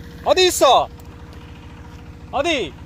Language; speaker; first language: Korean; non-native, learner; Nepali